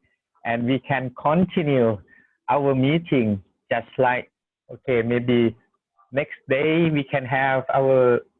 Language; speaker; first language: English; non-native, learner; Thai